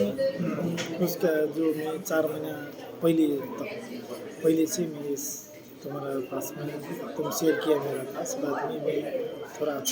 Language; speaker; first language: Hindi; non-native, learner; Nepali